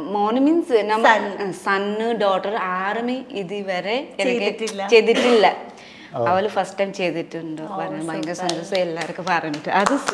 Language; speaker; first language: Malayalam; non-native, learner; Nepali